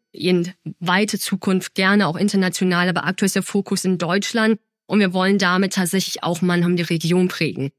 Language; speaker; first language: German; early bilingual, other home language; Chinese